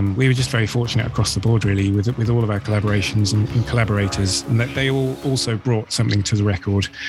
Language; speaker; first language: English; native; English